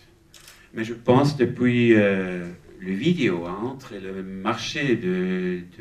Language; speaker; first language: French; non-native, fluent; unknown